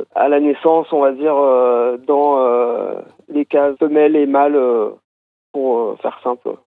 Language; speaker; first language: French; native; French